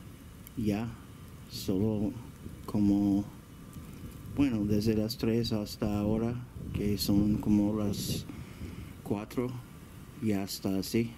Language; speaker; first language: Spanish; early bilingual, heritage; Spanish